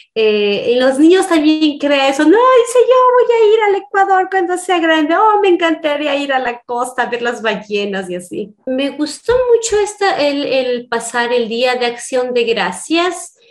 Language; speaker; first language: Spanish; non-native, local second language; Quechua